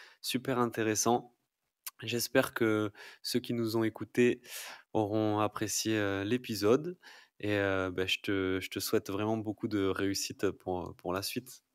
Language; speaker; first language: French; native; French